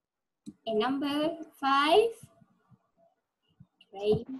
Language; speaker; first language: English; non-native, fluent; Vietnamese